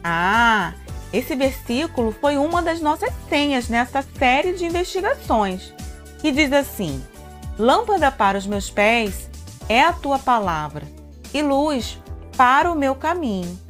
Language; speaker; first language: Portuguese; native; Portuguese